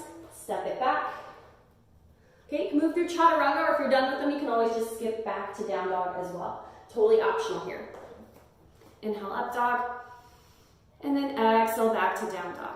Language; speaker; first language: English; native; English